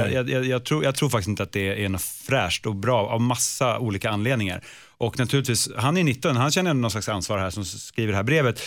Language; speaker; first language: Swedish; native; Swedish